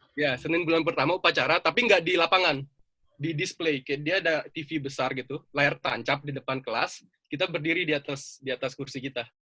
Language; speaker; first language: Indonesian; native; Indonesian